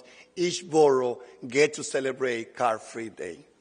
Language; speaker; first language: English; non-native, fluent; Spanish